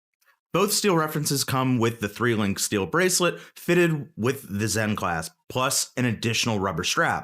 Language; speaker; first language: English; native; English